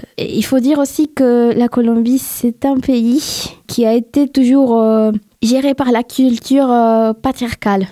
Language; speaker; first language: French; non-native, fluent; Spanish